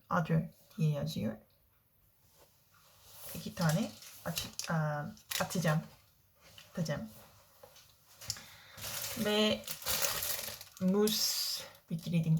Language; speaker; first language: Turkish; non-native, learner; Korean